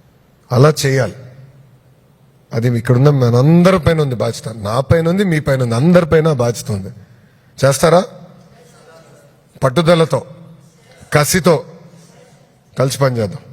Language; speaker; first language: Telugu; native; Telugu